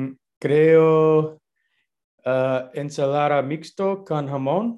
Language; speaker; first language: Spanish; non-native, learner; English